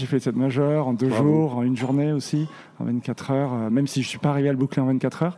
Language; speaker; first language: French; native; French